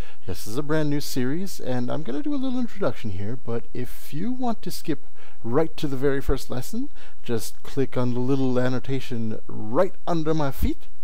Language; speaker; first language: English; native; English